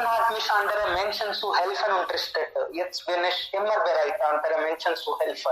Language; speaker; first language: German; non-native, learner; Hindi